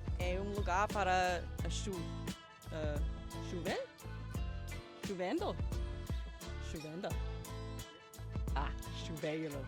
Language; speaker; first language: Portuguese; non-native, learner; English